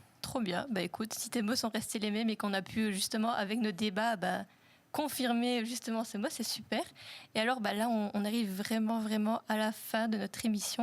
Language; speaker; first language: French; native; French